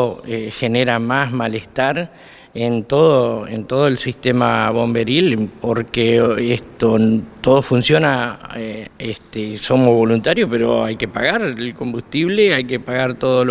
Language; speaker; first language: Spanish; native; Spanish